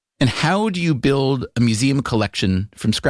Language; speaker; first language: English; native; English